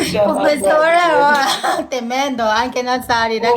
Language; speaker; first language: Italian; non-native, learner; Thai